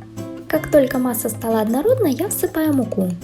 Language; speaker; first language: Russian; native; Russian